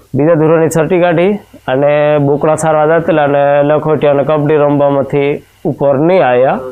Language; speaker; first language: Gujarati; non-native, local second language; Rathawi